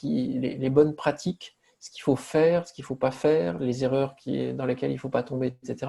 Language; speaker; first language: French; native; French